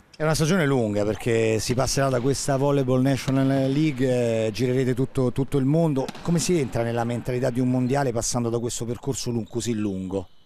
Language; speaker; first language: Italian; native; Italian